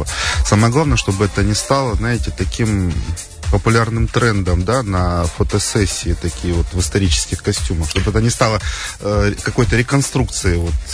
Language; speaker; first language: Russian; native; Russian